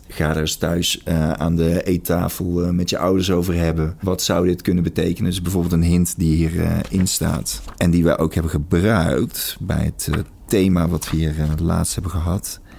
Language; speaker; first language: Dutch; native; Dutch